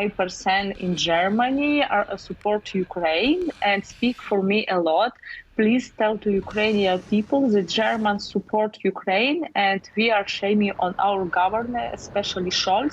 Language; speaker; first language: English; non-native, learner; Ukrainian